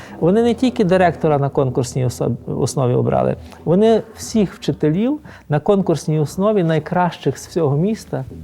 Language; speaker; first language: Ukrainian; native; Ukrainian